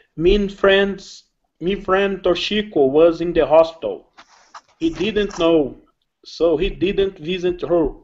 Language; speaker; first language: English; non-native, learner; Portuguese